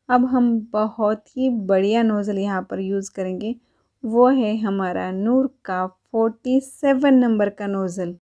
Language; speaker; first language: Hindi; non-native, local second language; Marathi